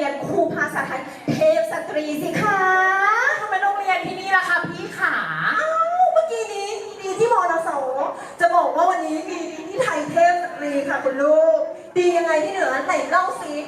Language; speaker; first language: Thai; native; Thai